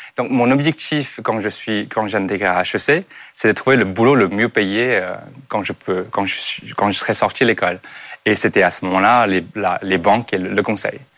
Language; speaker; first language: French; non-native, fluent; Chinese